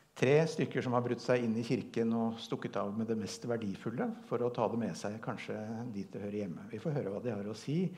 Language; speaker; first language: Norwegian; native; Norwegian